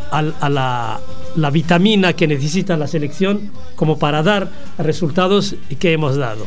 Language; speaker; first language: Spanish; non-native, fluent; Arabic